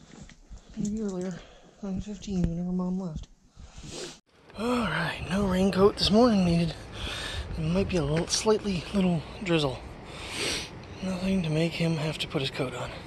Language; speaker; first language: English; native; English